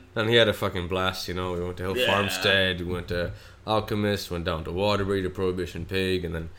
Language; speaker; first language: English; native; English